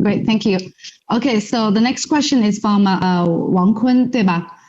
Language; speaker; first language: English; non-native, fluent; Chinese